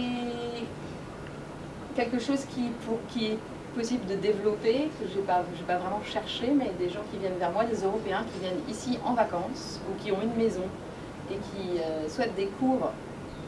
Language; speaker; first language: French; native; French